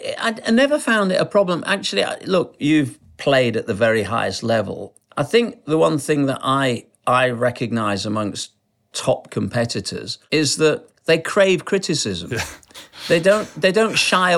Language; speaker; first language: English; native; English